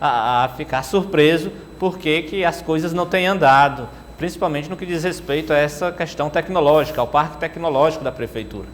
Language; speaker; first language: Portuguese; native; Portuguese